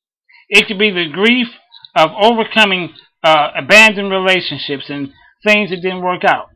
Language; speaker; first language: English; native; English